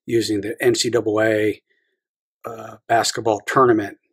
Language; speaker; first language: English; native; English